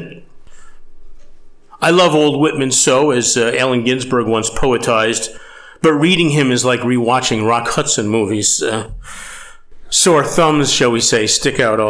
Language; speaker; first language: English; native; English